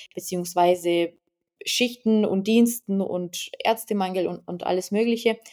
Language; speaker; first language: German; non-native, fluent; Lithuanian